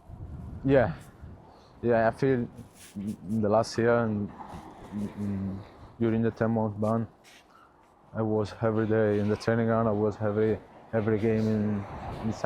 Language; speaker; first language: English; non-native, learner; Italian